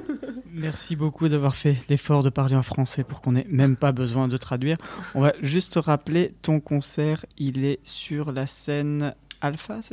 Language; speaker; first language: French; native; French